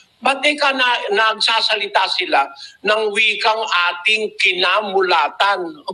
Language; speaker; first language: Filipino; native; Filipino